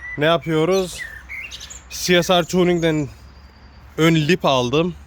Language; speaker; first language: Turkish; early bilingual, heritage; Turkish